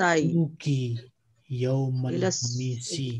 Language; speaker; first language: Arabic; non-native, fluent; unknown